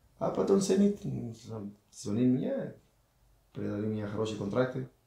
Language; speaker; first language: Russian; non-native, learner; Spanish